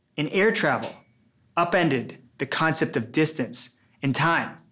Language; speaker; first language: English; native; English